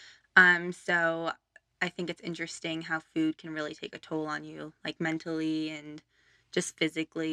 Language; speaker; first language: English; native; English